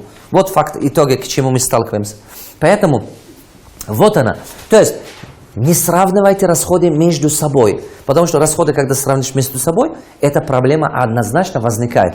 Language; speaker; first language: Russian; non-native, local second language; Tajik